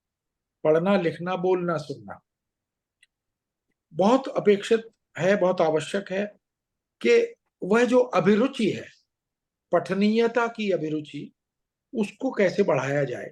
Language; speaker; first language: Hindi; native; Hindi